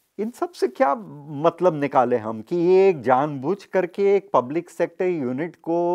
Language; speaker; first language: Hindi; native; Hindi